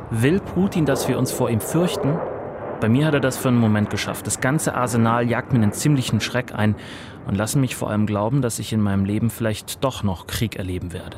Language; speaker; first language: German; native; German